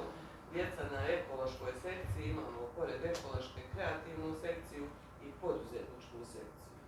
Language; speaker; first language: Bosnian; native; Bosnian